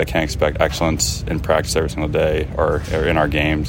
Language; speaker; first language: English; native; English